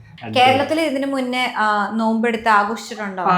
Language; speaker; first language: Malayalam; native; Malayalam